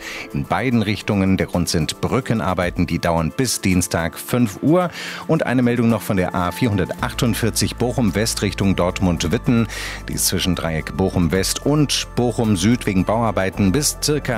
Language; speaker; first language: German; native; German